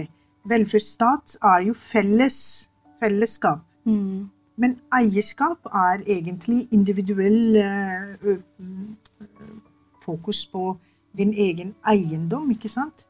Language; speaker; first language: Norwegian; non-native, fluent; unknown